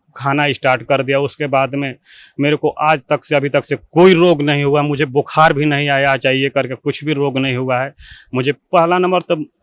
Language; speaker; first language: Hindi; native; Hindi